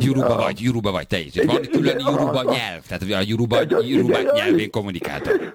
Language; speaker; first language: Hungarian; native; Hungarian